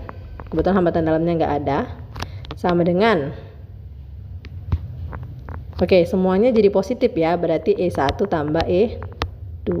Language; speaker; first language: Indonesian; native; Indonesian